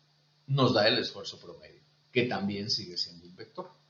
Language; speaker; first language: Spanish; native; Spanish